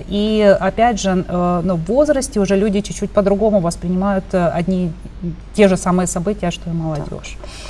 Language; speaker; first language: Russian; native; Russian